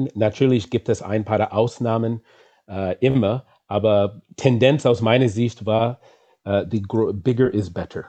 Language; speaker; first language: German; non-native, fluent; English